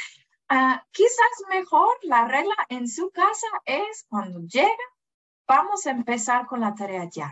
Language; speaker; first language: Spanish; non-native, fluent; English